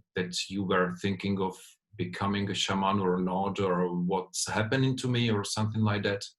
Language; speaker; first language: English; non-native, fluent; Czech